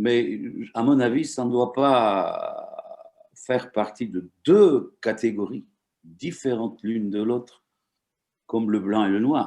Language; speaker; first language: French; non-native, fluent; Turkish